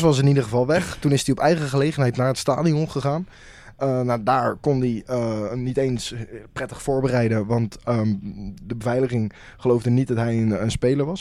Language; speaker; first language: Dutch; native; Dutch